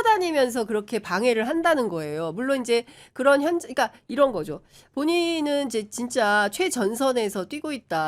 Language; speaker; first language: Korean; native; Korean